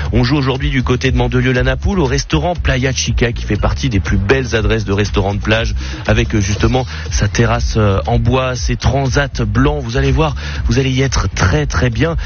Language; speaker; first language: French; native; French